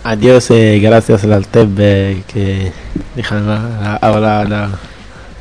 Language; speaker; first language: Spanish; non-native, learner; Arabic